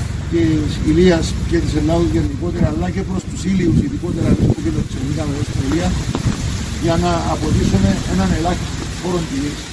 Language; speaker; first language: Greek; native; Greek